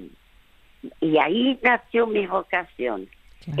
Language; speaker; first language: Spanish; early bilingual, other home language; French